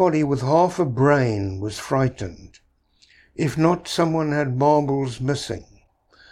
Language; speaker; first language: English; native; English